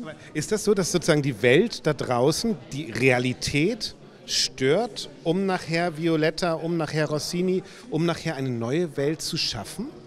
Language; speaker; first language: German; native; German